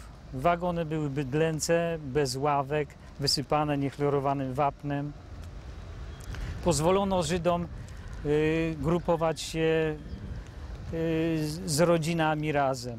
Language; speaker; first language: Polish; native; Polish